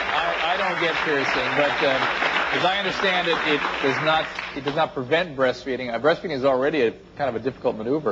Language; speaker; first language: English; native; English